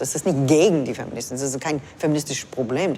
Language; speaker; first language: German; non-native, fluent; English